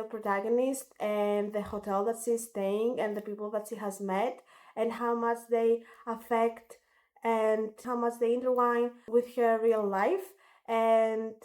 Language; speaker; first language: English; non-native, fluent; Greek